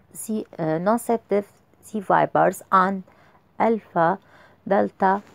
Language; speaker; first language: English; non-native, fluent; Arabic